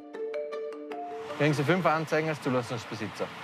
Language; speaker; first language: German; native; German